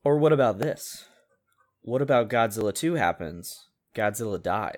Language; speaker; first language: English; native; English